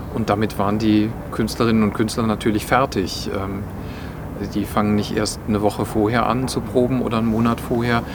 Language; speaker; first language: German; native; German